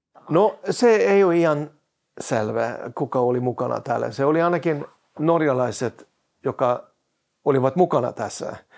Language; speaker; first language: Finnish; non-native, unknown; Norwegian